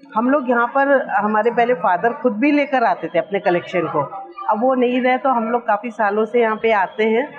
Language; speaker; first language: Hindi; native; Hindi